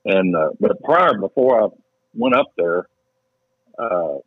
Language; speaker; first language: English; native; English